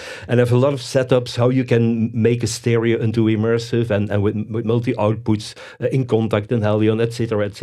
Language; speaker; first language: English; non-native, fluent; Dutch